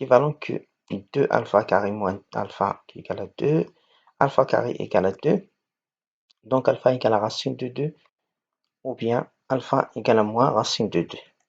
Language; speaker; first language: French; non-native, local second language; Arabic